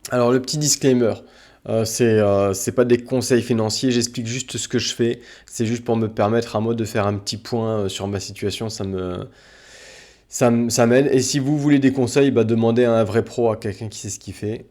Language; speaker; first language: French; native; French